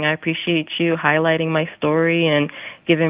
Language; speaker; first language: English; native; English